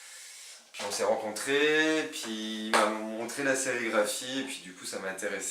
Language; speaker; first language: French; native; French